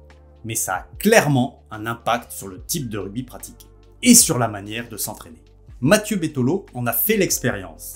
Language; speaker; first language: French; native; French